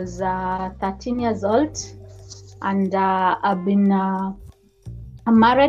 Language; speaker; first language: English; non-native, local second language; Luyia